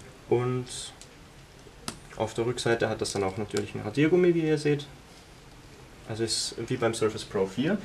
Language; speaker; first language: German; native; German